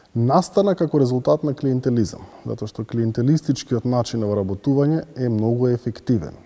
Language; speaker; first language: Macedonian; native; Macedonian